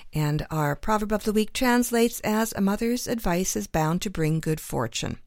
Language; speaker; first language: English; native; English